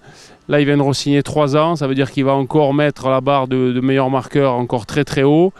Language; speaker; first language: French; native; French